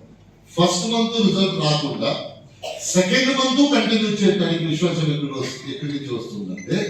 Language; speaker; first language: Telugu; non-native, fluent; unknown